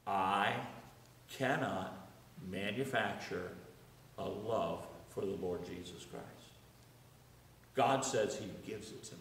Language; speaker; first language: English; native; English